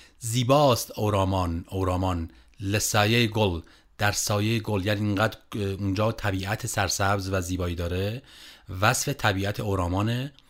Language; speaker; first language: Persian; non-native, local second language; Kurdish